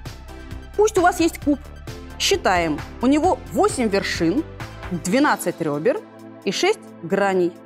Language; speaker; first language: Russian; native; Russian